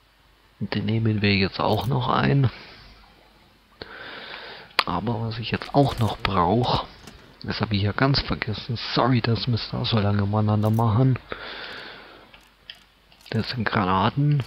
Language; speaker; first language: German; native; German